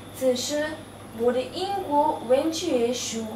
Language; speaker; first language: Chinese; non-native, learner; German